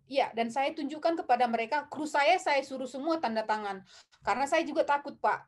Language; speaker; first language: Indonesian; non-native, local second language; Batak Toba